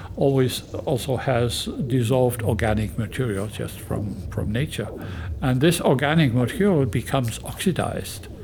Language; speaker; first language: English; non-native, fluent; German